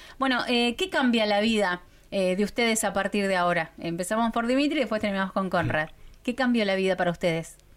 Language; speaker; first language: Spanish; native; Spanish